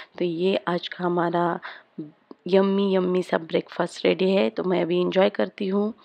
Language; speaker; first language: Hindi; native; Hindi